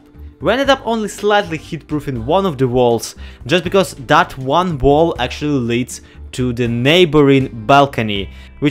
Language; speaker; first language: English; non-native, fluent; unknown